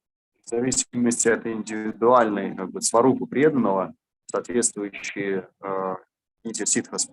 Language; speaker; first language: Russian; native; Russian